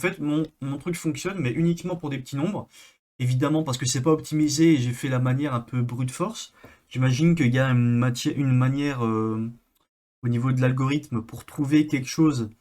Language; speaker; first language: French; native; French